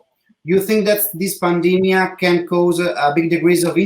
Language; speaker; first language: English; non-native, learner; Italian